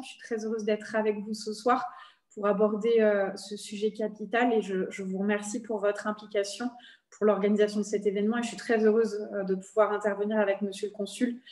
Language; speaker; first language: French; native; French